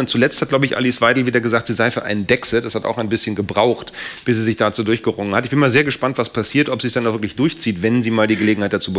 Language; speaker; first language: German; native; German